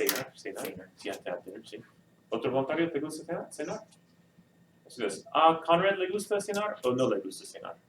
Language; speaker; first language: Spanish; non-native, fluent; English